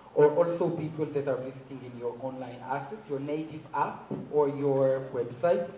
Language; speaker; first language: English; non-native, fluent; Hebrew